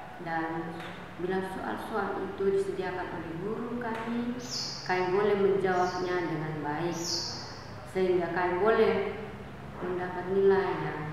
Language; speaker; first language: Indonesian; native; Indonesian